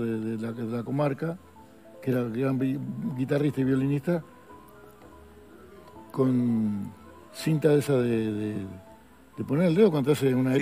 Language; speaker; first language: Spanish; native; Spanish